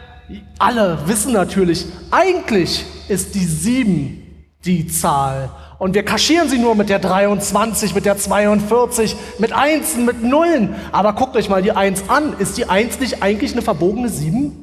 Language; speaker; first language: German; native; German